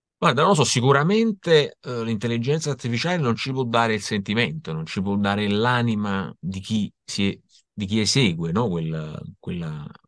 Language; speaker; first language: Italian; native; Italian